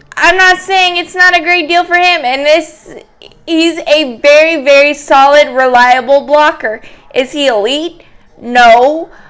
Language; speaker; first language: English; native; English